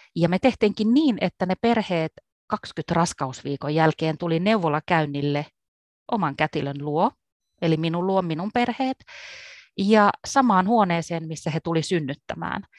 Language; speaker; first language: Finnish; native; Finnish